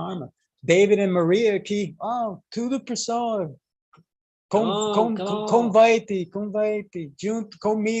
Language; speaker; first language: Portuguese; non-native, learner; English